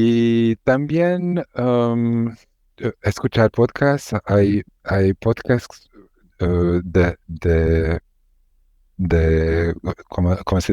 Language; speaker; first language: Spanish; non-native, learner; Hungarian